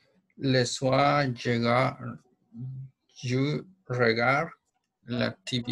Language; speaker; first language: French; non-native, learner; Spanish